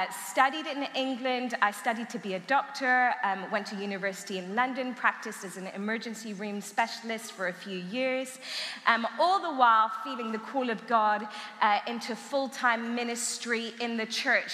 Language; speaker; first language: English; early bilingual, other home language; Armenian